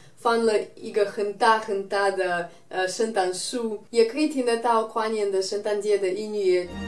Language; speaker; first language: Chinese; non-native, fluent; Russian